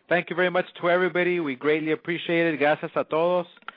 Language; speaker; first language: English; early bilingual, other home language; Spanish